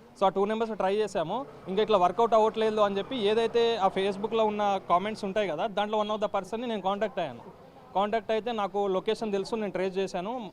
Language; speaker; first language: Telugu; native; Telugu